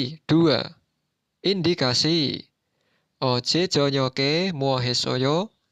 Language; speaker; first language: Korean; non-native, learner; Indonesian